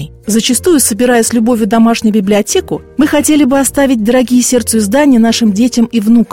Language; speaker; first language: Russian; native; Russian